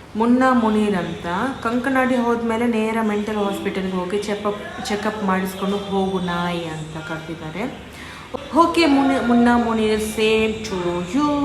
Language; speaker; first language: Kannada; non-native, local second language; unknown